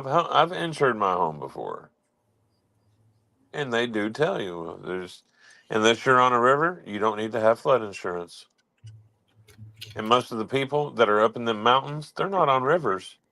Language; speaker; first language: English; native; English